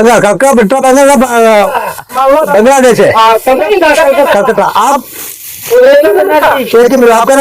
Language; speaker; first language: Hindi; non-native, local second language; Malayalam